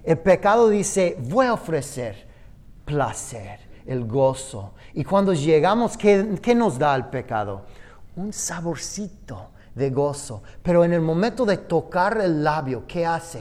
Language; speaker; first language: Spanish; non-native, fluent; English